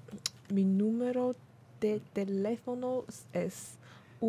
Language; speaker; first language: Spanish; non-native, learner; Chinese